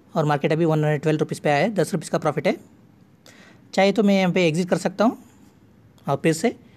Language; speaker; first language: Hindi; non-native, local second language; Kannada